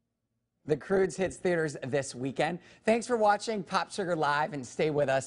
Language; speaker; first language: English; native; English